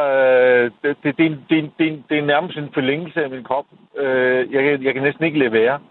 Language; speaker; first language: Danish; non-native, fluent; Polish